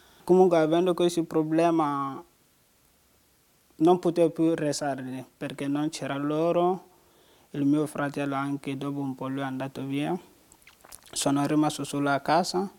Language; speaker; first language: Italian; non-native, fluent; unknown